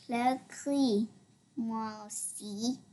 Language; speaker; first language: French; non-native, learner; English